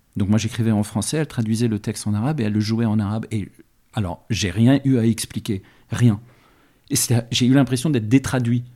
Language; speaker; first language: French; early bilingual, other home language; Arabic